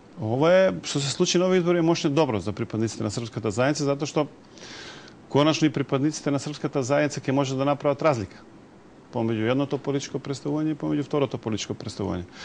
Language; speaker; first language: Macedonian; non-native, local second language; Serbian